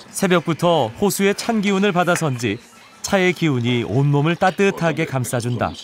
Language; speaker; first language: Korean; native; Korean